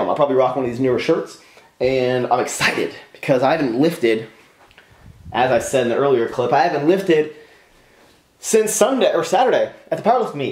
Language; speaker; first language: English; native; English